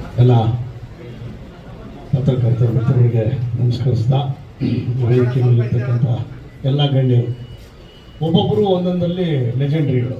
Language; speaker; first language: Kannada; native; Kannada